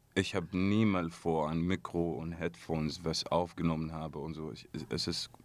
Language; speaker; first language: German; non-native, learner; Arabic